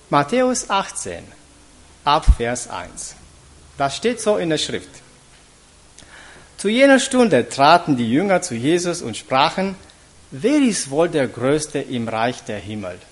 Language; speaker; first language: German; non-native, fluent; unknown